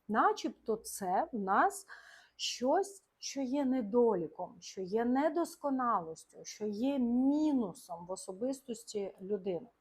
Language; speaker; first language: Ukrainian; non-native, local second language; Russian